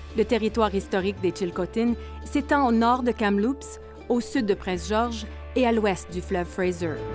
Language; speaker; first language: French; native; French